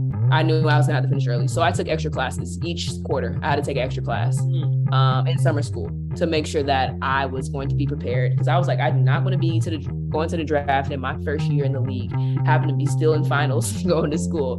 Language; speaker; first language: English; native; English